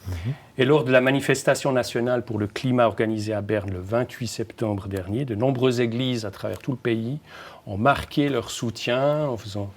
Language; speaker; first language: French; native; French